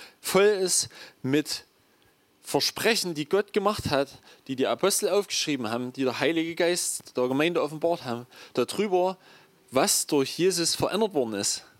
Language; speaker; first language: German; native; German